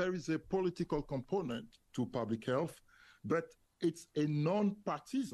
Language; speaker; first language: English; non-native, fluent; French